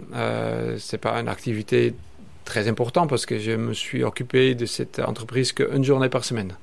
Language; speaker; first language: French; non-native, fluent; Dutch